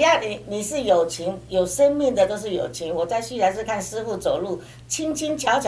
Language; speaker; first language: Chinese; native; Chinese